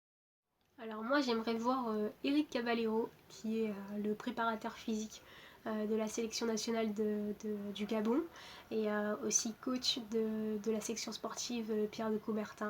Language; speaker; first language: French; early bilingual, other home language; Portuguese